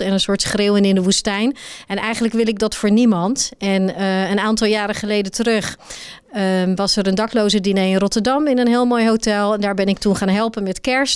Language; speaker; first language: Dutch; native; Dutch